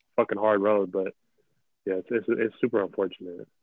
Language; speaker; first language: English; native; English